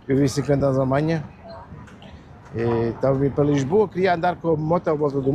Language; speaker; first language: Portuguese; early bilingual, heritage; German